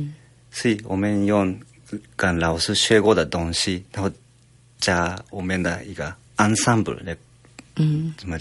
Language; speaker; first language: Chinese; non-native, fluent; Japanese